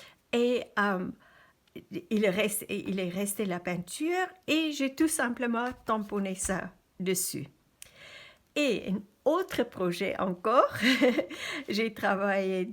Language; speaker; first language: French; non-native, fluent; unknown